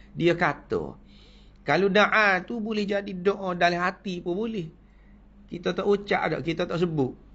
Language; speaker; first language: Malay; native; Malay